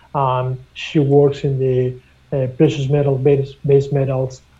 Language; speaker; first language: English; non-native, fluent; Spanish